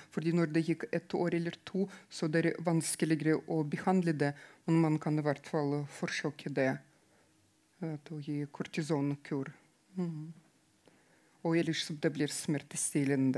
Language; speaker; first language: Norwegian; non-native, fluent; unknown